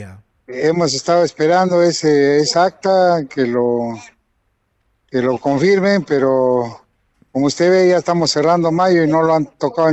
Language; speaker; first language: Spanish; native; Spanish